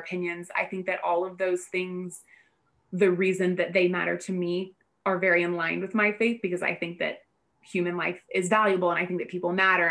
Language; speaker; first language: English; native; English